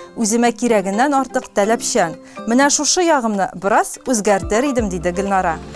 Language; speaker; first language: Tatar; native; Tatar